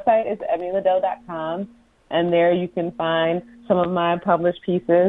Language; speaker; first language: English; native; English